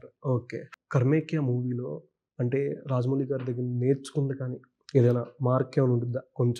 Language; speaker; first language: Telugu; native; Telugu